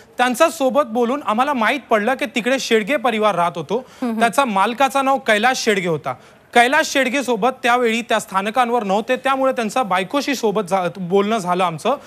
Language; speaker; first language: Marathi; non-native, local second language; Hindi